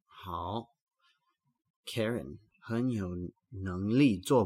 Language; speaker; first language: Chinese; non-native, learner; English